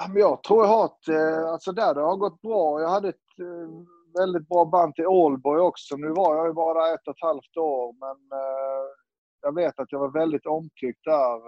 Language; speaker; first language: Swedish; early bilingual, other home language; Serbian